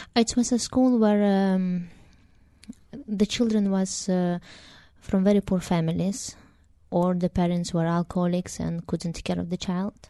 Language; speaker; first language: English; non-native, fluent; Romanian